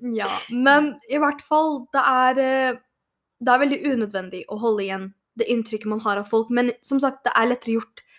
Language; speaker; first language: Norwegian; early bilingual, other home language; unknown